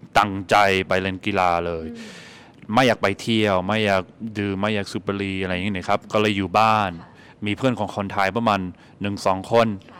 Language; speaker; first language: Thai; non-native, fluent; English